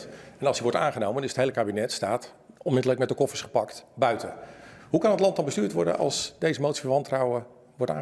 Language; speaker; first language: Dutch; native; Dutch